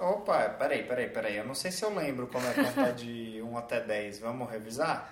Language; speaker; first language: Portuguese; native; Portuguese